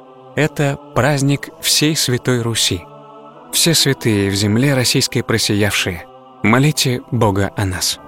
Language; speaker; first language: Russian; native; Russian